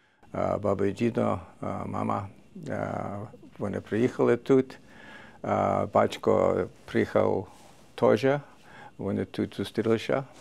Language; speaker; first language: Ukrainian; early bilingual, heritage; Ukrainian